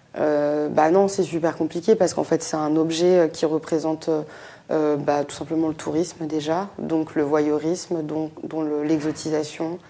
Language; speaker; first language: French; native; French